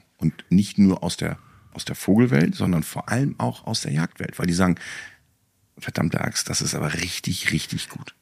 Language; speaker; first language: German; native; German